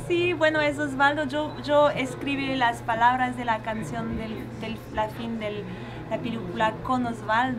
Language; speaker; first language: Spanish; non-native, learner; French